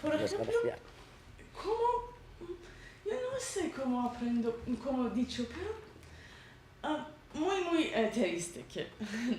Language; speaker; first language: Spanish; non-native, learner; Persian